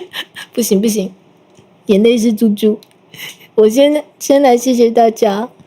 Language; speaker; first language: Chinese; native; Chinese